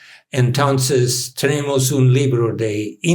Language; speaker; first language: Spanish; non-native, learner; English